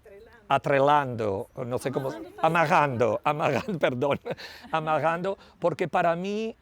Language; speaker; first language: Portuguese; non-native, learner; Spanish